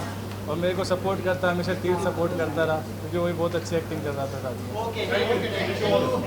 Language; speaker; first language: Hindi; native; Hindi